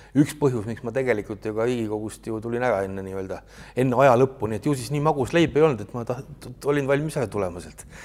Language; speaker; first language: Estonian; native; Estonian